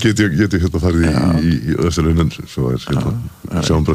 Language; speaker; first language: Icelandic; native; Icelandic